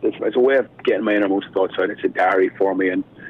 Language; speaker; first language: English; native; English